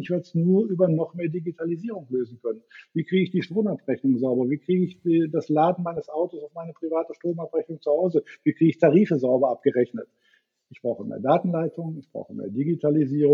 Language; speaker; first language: German; native; German